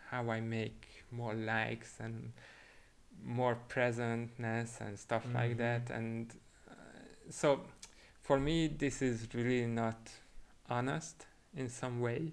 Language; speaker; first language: English; non-native, fluent; Hungarian